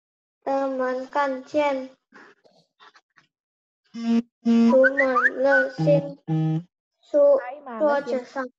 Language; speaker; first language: Chinese; non-native, learner; Indonesian